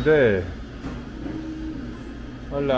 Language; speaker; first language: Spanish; non-native, learner; Korean